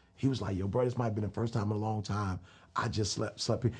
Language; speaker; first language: English; native; English